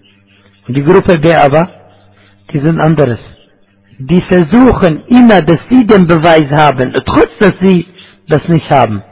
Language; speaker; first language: German; non-native, fluent; Arabic